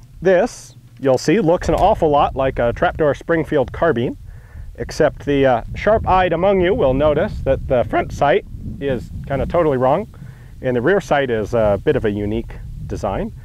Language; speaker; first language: English; native; English